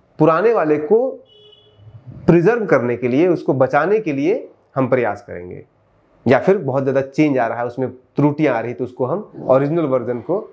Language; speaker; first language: Hindi; native; Hindi